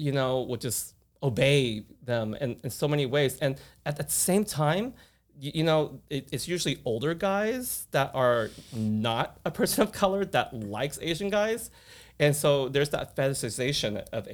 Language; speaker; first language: English; native; English